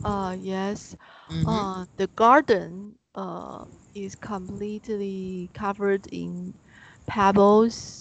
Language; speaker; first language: English; non-native, learner; Chinese